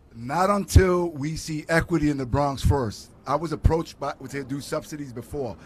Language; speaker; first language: English; early bilingual, other home language; Spanish